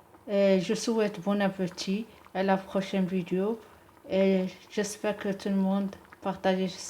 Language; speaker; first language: French; non-native, local second language; Arabic